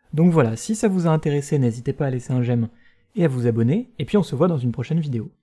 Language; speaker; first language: French; native; French